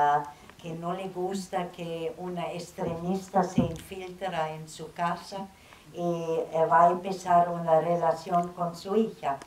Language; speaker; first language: Spanish; non-native, fluent; German